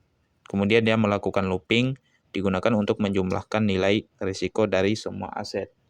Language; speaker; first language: Indonesian; native; Indonesian